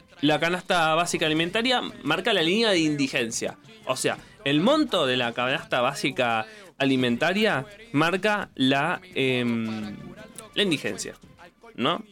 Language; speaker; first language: Spanish; native; Spanish